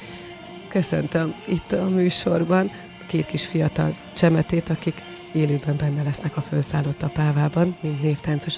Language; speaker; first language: Hungarian; native; Hungarian